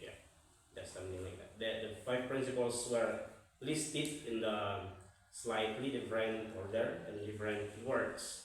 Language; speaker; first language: English; non-native, fluent; Indonesian